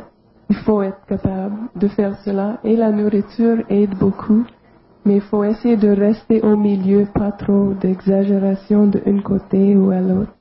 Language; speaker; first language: French; non-native, local second language; English